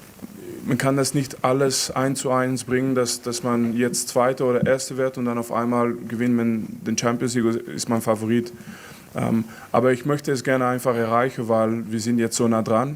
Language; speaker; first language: German; non-native, fluent; French